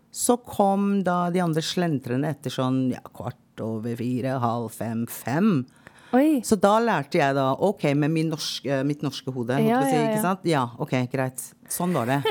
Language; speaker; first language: Norwegian; non-native, fluent; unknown